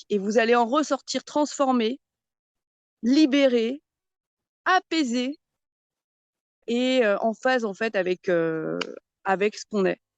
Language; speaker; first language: French; native; French